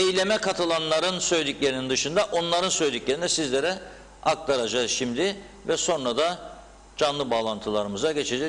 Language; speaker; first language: Turkish; native; Turkish